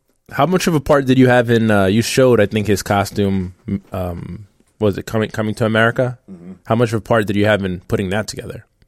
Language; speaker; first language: English; native; English